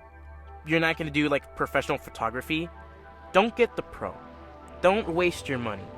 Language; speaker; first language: English; native; English